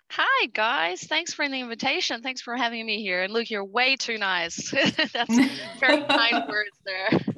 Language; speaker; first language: English; early bilingual, other home language; Portuguese